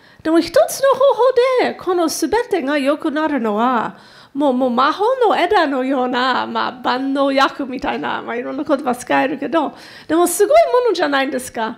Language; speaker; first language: Japanese; non-native, fluent; English